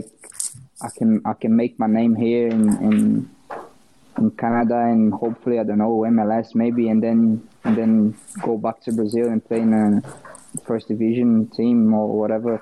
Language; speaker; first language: English; non-native, fluent; Portuguese